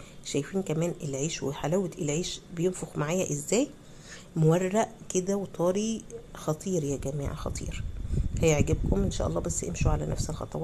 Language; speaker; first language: Arabic; native; Arabic